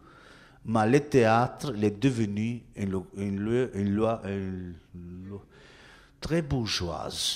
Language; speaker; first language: French; non-native, learner; Italian